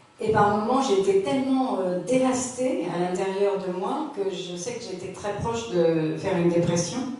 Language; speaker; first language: French; native; French